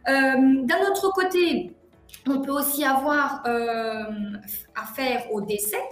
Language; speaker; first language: French; non-native, fluent; Portuguese